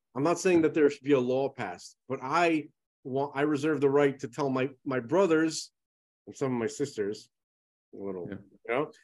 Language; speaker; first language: English; early bilingual, other home language; Russian